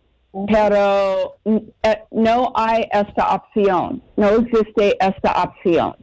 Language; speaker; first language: Spanish; non-native, learner; English